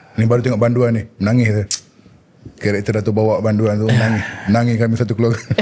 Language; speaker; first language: Malay; non-native, local second language; Tamil